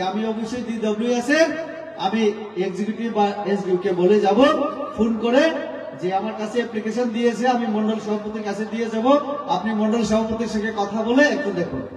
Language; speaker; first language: Bangla; non-native, local second language; Kok Borok